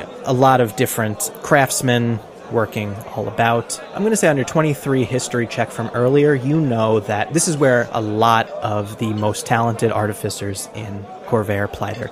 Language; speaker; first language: English; native; English